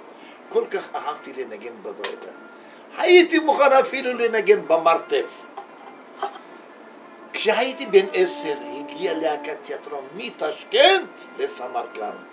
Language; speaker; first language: Hebrew; non-native, learner; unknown